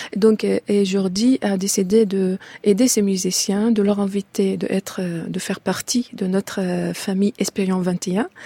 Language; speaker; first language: French; non-native, fluent; Arabic